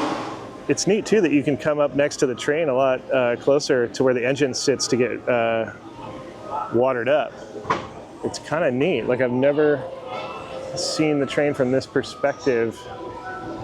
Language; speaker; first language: English; native; English